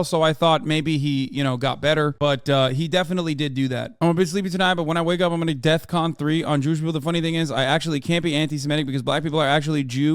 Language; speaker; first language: English; native; English